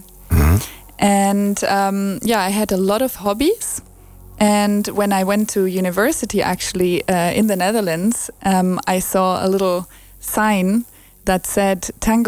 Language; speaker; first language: English; non-native, fluent; German